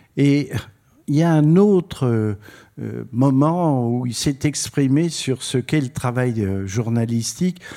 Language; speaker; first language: French; native; French